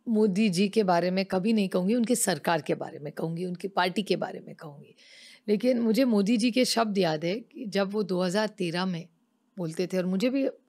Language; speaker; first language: Hindi; non-native, local second language; Marathi